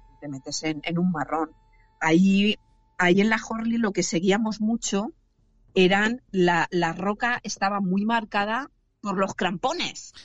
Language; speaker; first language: Spanish; native; Spanish